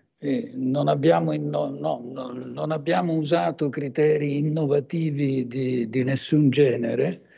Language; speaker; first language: Italian; native; Italian